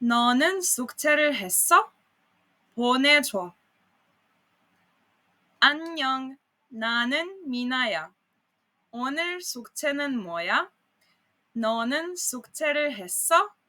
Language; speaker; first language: Korean; non-native, fluent; Serbian